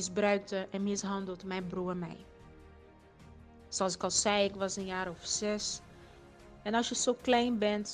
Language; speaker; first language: Dutch; non-native, fluent; Portuguese